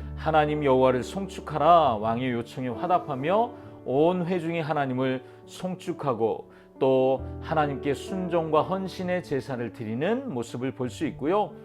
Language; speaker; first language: Korean; native; Korean